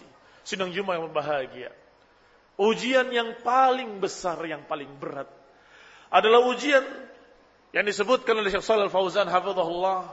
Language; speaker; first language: Indonesian; native; Indonesian